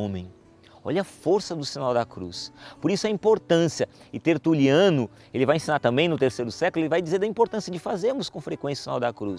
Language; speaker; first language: Portuguese; native; Portuguese